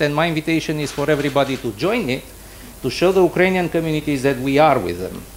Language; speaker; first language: English; non-native, fluent; Romanian